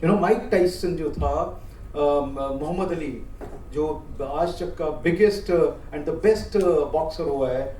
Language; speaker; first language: Hindi; non-native, local second language; Marathi